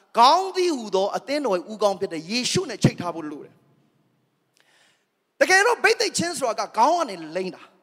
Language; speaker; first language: Burmese; non-native, local second language; Tedim Chin